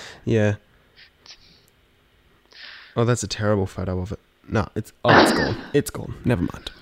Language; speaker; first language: English; native; English